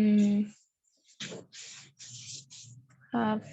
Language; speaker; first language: English; non-native, learner; Spanish